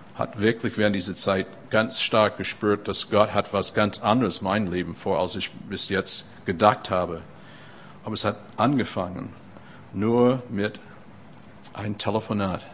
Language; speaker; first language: German; non-native, fluent; English